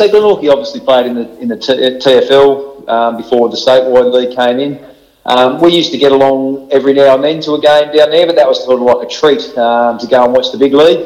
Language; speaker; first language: English; native; English